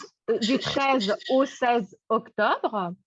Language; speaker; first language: French; native; French